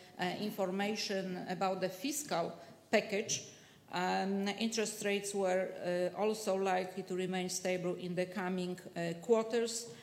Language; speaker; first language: English; non-native, fluent; Polish